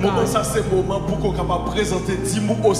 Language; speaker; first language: French; non-native, local second language; Haitian Creole